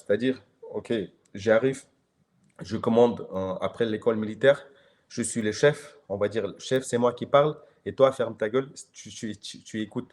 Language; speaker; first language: French; non-native, fluent; Kyrgyz